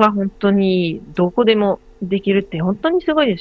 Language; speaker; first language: Japanese; non-native, learner; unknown